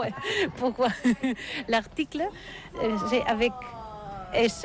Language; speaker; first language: French; non-native, learner; Catalan